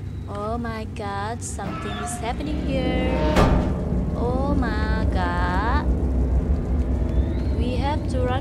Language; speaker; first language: English; non-native, local second language; Malay